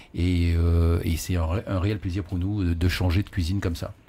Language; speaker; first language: French; native; French